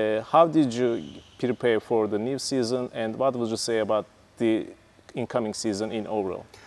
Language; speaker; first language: English; non-native, fluent; Turkish